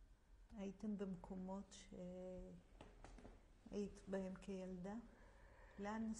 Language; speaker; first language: Hebrew; native; Hebrew